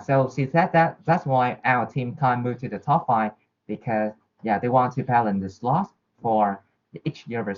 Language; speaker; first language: English; non-native, learner; Vietnamese